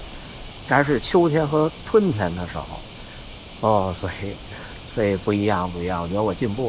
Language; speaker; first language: Chinese; native; Chinese